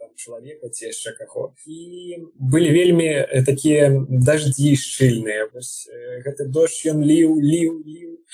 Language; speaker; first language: Belarusian; non-native, local second language; Russian